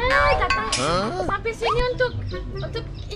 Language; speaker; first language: Indonesian; non-native, learner; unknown